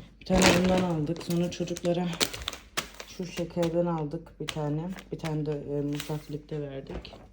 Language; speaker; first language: Turkish; early bilingual, heritage; Turkish